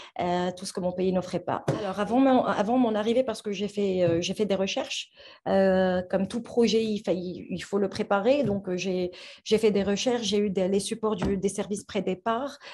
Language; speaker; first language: French; non-native, local second language; Arabic